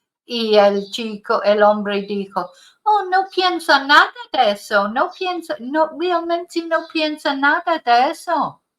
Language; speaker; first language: Spanish; non-native, fluent; English